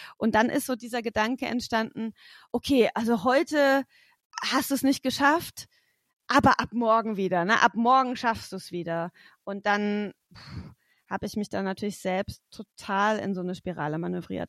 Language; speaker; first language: German; native; German